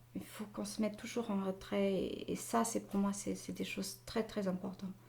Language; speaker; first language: French; non-native, fluent; Portuguese